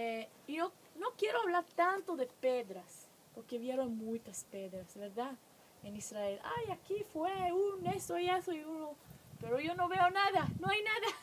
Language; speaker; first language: Spanish; non-native, fluent; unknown